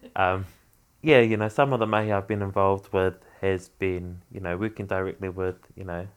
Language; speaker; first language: English; native; English